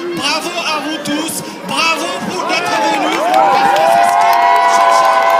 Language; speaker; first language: French; native; French